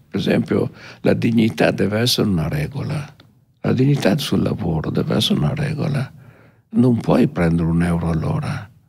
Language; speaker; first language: Italian; native; Italian